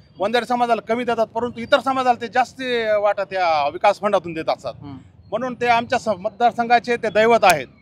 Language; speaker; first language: Marathi; non-native, local second language; Urdu